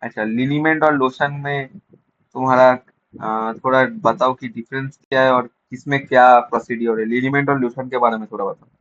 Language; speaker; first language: Hindi; non-native, local second language; Bangla